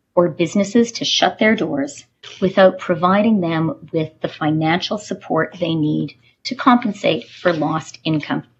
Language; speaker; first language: English; native; English